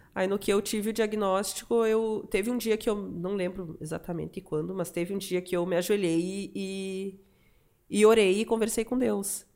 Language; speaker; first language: Portuguese; native; Portuguese